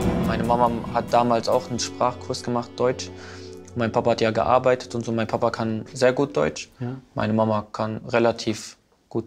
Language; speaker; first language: German; early bilingual, other home language; Kurdish